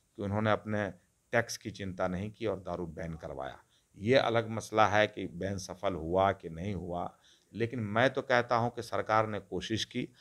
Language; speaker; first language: Hindi; non-native, local second language; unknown